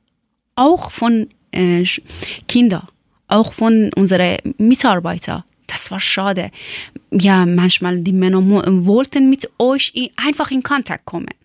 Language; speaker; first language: German; non-native, learner; Persian